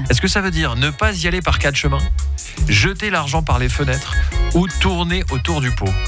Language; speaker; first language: French; native; French